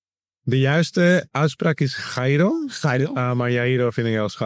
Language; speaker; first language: Dutch; non-native, learner; Spanish